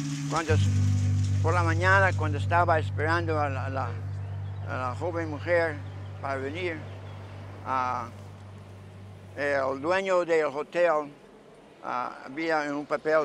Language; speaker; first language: Spanish; native; Spanish